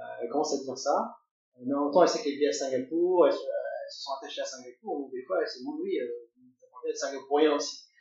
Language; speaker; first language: French; early bilingual, other home language; Cantonese